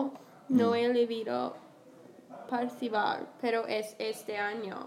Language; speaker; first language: Spanish; non-native, learner; English